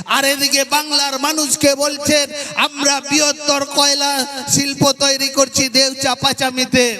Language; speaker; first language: Bangla; non-native, local second language; Santali